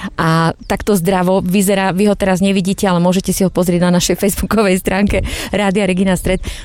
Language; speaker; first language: Slovak; native; Slovak